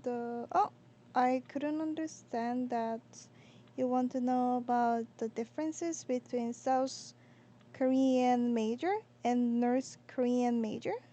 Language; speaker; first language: English; non-native, learner; Korean